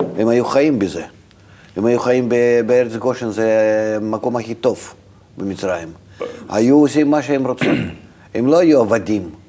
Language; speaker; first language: Hebrew; non-native, fluent; Russian